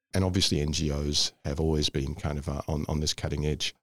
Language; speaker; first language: English; native; English